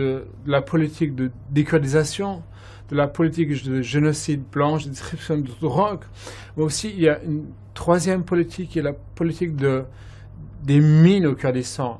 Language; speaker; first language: French; non-native, fluent; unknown